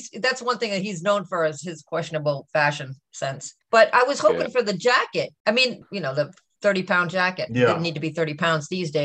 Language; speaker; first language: English; native; English